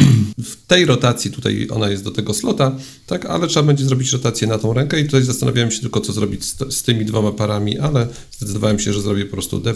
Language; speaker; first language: Polish; native; Polish